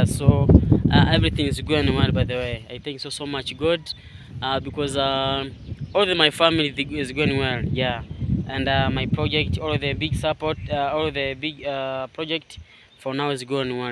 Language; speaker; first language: English; non-native, learner; Swahili